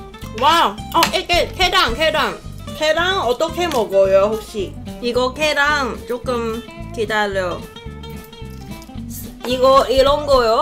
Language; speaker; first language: Korean; non-native, learner; Cantonese